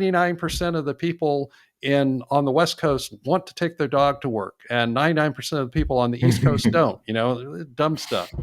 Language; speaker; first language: English; native; English